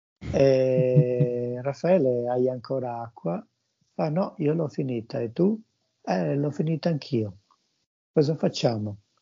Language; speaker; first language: Italian; native; Italian